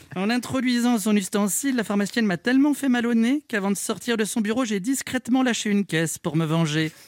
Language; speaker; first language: French; native; French